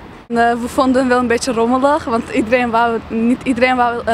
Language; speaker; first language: Dutch; early bilingual, other home language; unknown